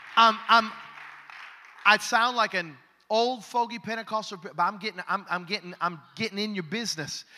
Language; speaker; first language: English; early bilingual, other home language; Spanish